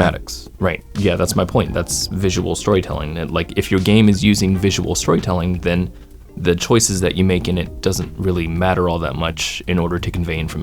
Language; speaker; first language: English; native; English